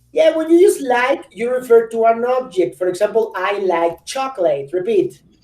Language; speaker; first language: English; non-native, fluent; Spanish